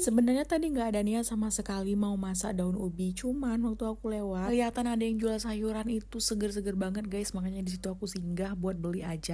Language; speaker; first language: Indonesian; native; Indonesian